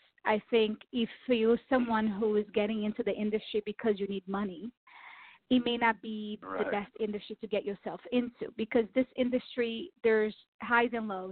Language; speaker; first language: English; non-native, fluent; Portuguese